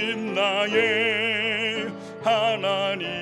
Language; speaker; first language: Korean; native; Korean